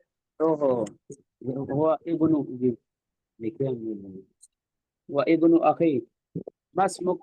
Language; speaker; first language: Arabic; non-native, learner; Urdu